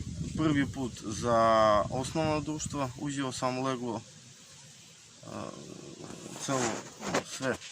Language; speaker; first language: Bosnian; non-native, learner; Russian